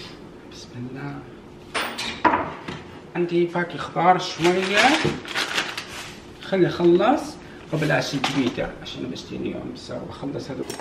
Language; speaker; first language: Arabic; non-native, learner; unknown